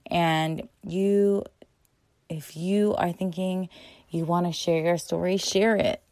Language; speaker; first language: English; native; English